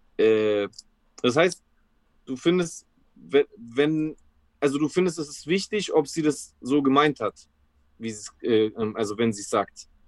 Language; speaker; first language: German; early bilingual, other home language; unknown